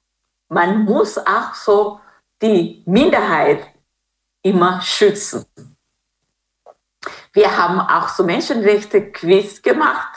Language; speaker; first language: German; non-native, fluent; Kinyarwanda